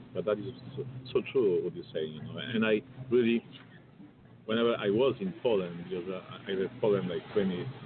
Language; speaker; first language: English; non-native, fluent; Polish